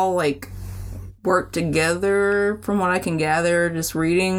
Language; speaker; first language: English; native; English